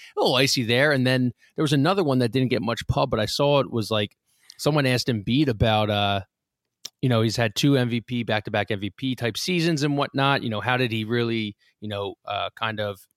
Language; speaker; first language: English; native; English